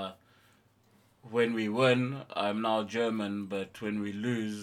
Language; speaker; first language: English; non-native, local second language; Xhosa